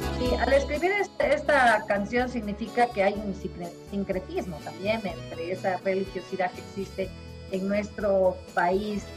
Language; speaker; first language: Spanish; native; Spanish